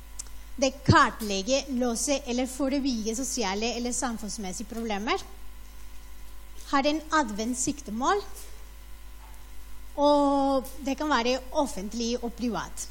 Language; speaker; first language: Norwegian; non-native, fluent; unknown